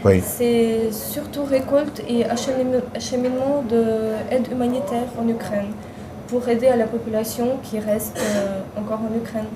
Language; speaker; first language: French; non-native, fluent; Ukrainian